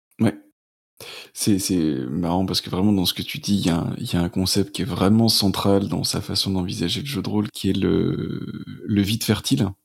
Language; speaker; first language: French; native; French